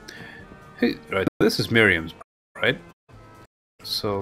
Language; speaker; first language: English; native; English